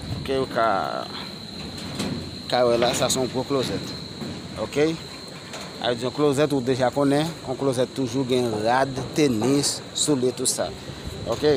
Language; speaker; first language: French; non-native, learner; Haitian Creole